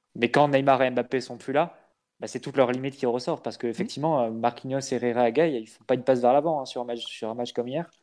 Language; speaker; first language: French; native; French